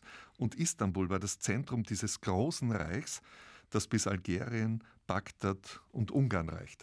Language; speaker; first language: German; native; German